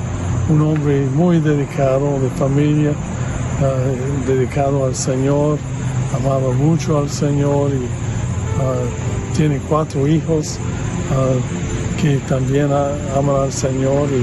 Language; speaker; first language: Spanish; non-native, fluent; English